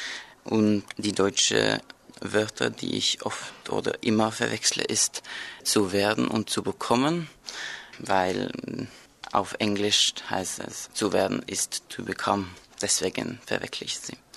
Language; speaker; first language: German; non-native, learner; Norwegian